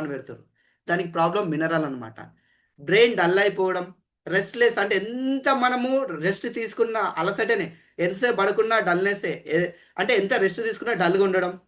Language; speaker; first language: Telugu; native; Telugu